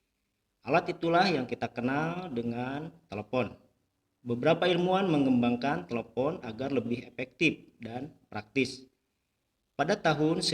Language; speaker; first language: Indonesian; native; Indonesian